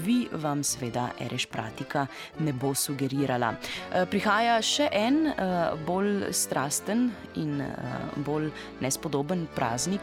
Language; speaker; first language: Slovenian; native; Slovenian